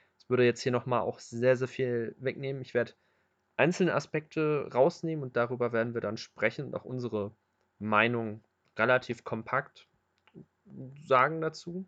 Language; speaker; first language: German; native; German